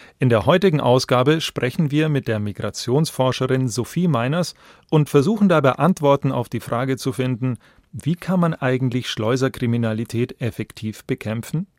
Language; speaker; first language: German; native; German